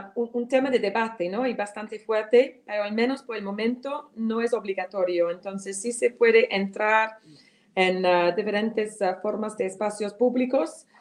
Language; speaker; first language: Spanish; non-native, fluent; English